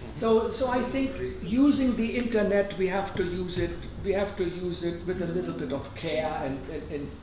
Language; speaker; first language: English; non-native, fluent; German